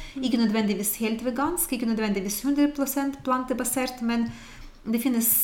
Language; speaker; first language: Norwegian; non-native, fluent; Ukrainian